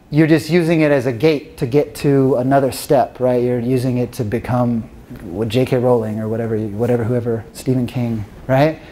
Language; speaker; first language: English; native; English